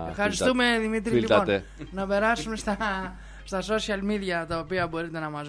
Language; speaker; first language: Greek; native; Greek